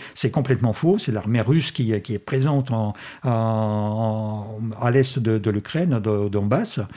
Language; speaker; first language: French; non-native, fluent; Russian